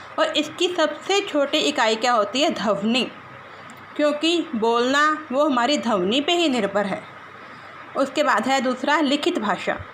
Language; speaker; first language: Hindi; non-native, local second language; Punjabi